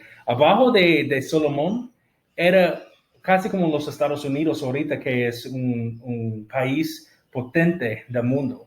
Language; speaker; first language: Spanish; non-native, fluent; English